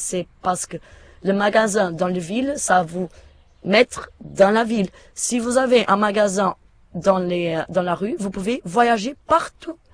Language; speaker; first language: French; non-native, fluent; Portuguese